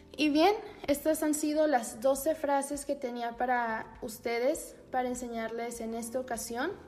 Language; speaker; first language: Spanish; native; Spanish